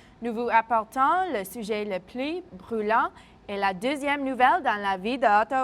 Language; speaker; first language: French; non-native, local second language; English